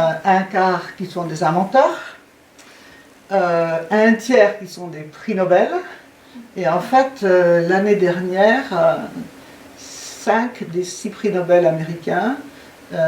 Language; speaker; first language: French; native; French